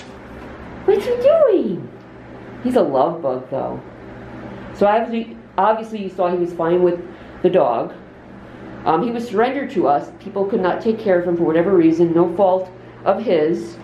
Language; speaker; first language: English; native; English